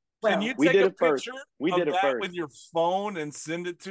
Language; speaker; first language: English; native; English